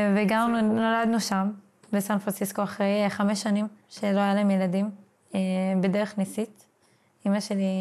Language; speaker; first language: Hebrew; early bilingual, other home language; English